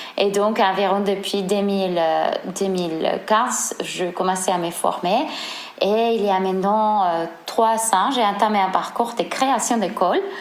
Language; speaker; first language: French; non-native, fluent; Spanish